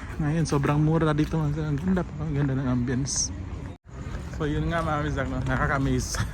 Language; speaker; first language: Filipino; non-native, local second language; Cebuano